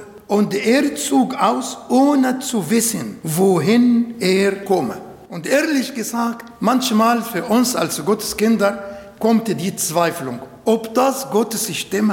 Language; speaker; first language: German; non-native, learner; Arabic